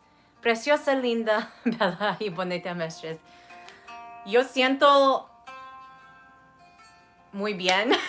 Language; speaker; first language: Spanish; non-native, learner; English